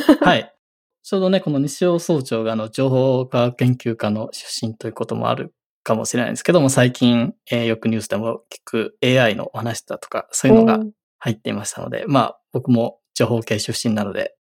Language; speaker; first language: Japanese; native; Japanese